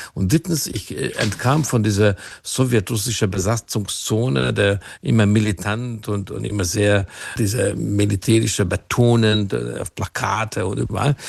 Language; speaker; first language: German; non-native, fluent; Hungarian